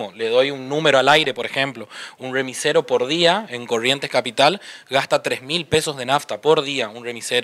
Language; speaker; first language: Spanish; native; Spanish